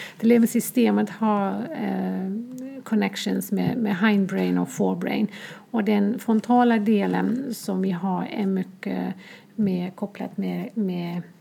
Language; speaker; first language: Swedish; non-native, fluent; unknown